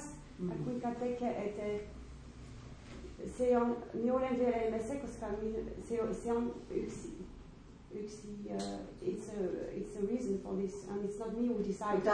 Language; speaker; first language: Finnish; non-native, learner; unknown